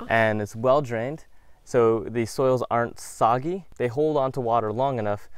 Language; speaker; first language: English; native; English